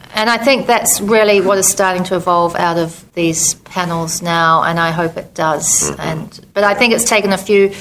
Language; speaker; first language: English; native; English